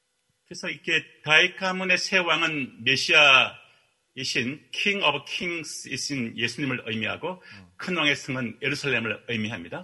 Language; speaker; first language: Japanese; non-native, learner; Korean